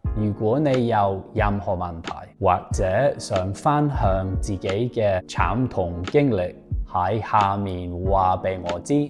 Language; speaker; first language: Cantonese; non-native, fluent; English